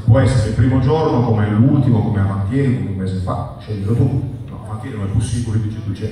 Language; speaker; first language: Italian; native; Italian